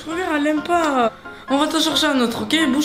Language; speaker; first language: French; native; French